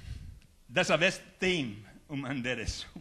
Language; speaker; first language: Portuguese; non-native, fluent; French